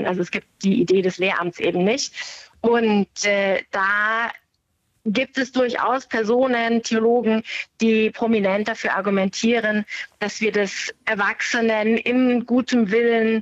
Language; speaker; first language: German; native; German